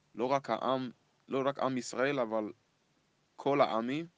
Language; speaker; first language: Hebrew; early bilingual, heritage; Hebrew